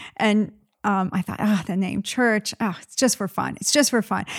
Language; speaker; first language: English; early bilingual, other home language; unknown